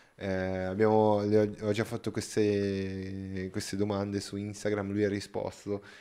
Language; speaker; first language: Italian; non-native, fluent; Portuguese